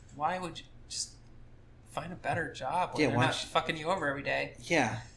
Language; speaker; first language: English; native; English